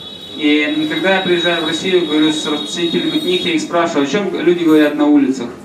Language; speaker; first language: Russian; native; Russian